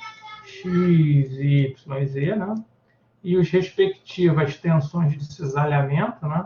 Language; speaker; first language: Portuguese; native; Portuguese